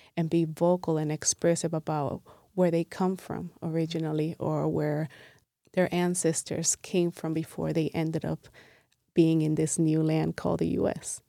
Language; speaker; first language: English; non-native, fluent; Spanish